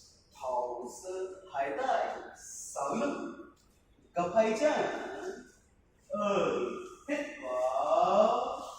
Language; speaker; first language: Vietnamese; non-native, learner; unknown